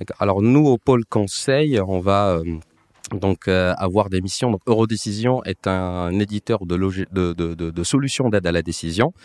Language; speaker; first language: French; non-native, local second language; Arabic